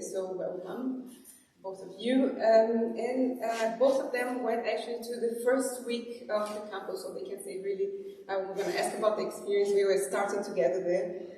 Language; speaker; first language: English; non-native, fluent; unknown